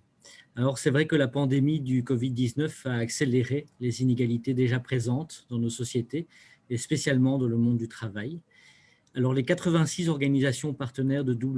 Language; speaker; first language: French; native; French